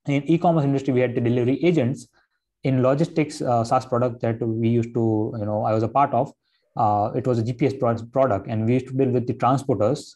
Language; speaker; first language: English; non-native, local second language; Gujarati